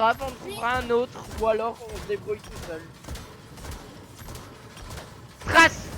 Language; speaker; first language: French; native; French